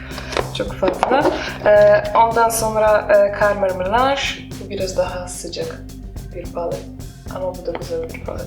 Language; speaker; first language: Turkish; non-native, learner; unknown